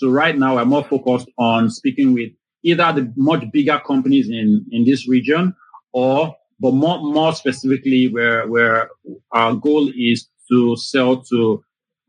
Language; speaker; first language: English; non-native, local second language; Yoruba